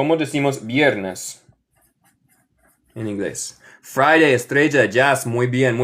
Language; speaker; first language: Spanish; non-native, fluent; English